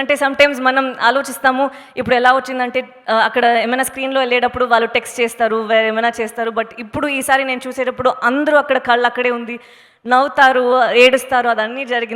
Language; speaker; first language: Telugu; non-native, local second language; Tamil